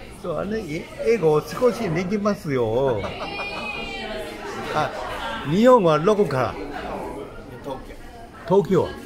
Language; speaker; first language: Japanese; non-native, learner; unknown